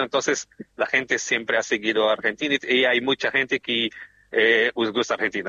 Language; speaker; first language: Spanish; non-native, fluent; Portuguese